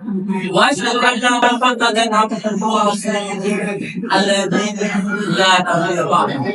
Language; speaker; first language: Arabic; non-native, fluent; Indonesian